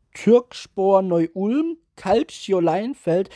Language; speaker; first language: German; native; German